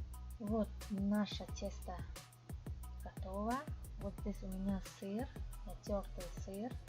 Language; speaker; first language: Russian; non-native, fluent; Tajik